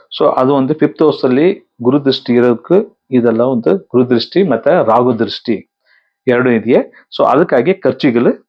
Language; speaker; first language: Kannada; non-native, local second language; Tamil